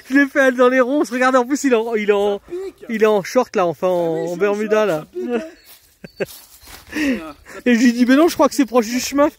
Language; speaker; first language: French; native; French